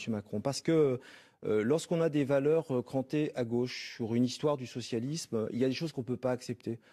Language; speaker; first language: French; native; French